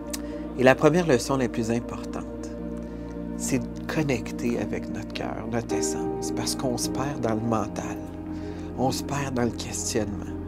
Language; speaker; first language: French; native; French